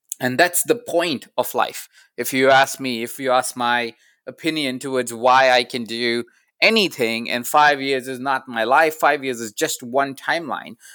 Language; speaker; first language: English; non-native, local second language; Hindi